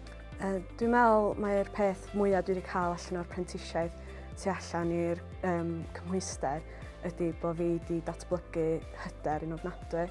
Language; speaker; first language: Welsh; native; Welsh